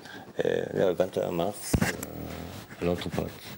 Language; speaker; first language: French; non-native, learner; English